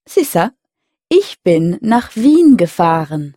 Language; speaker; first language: German; non-native, fluent; French